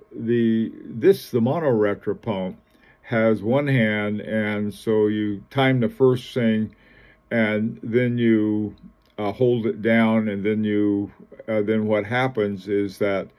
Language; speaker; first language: English; native; English